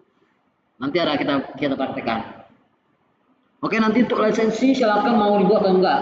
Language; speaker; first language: Indonesian; native; Indonesian